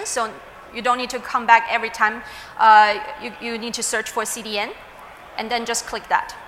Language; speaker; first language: English; non-native, fluent; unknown